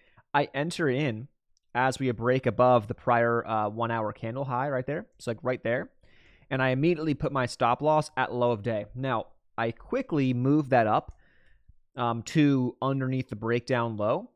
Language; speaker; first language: English; native; English